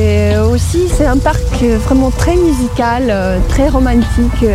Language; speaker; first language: French; non-native, fluent; Russian